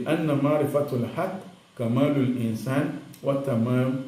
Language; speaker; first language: Arabic; non-native, fluent; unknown